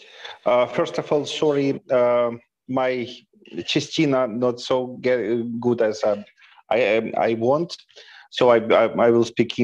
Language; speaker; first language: English; non-native, fluent; Ukrainian